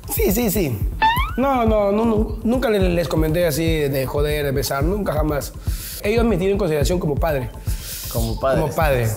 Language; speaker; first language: Spanish; native; Spanish